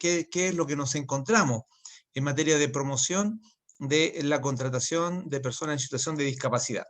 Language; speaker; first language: Spanish; native; Spanish